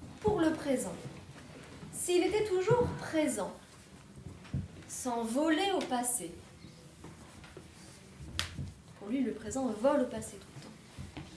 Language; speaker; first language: French; native; French